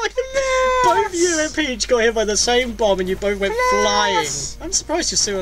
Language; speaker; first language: English; native; English